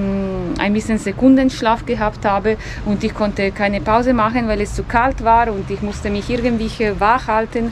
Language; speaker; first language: German; non-native, fluent; Italian